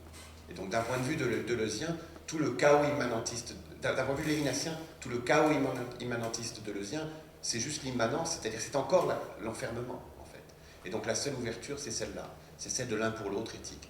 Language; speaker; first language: French; native; French